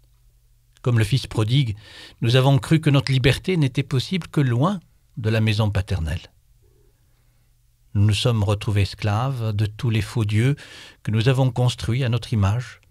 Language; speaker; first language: French; native; French